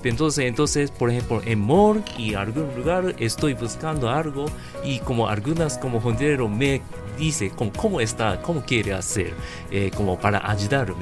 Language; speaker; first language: Spanish; non-native, learner; Japanese